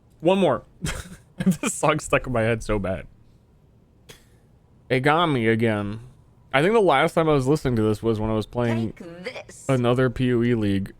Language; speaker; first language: English; native; English